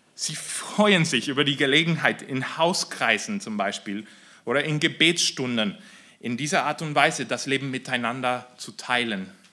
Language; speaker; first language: German; non-native, fluent; Spanish